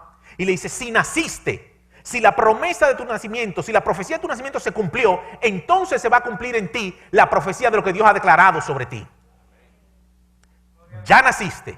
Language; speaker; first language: Spanish; native; Spanish